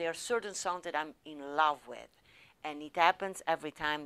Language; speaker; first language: English; non-native, fluent; Italian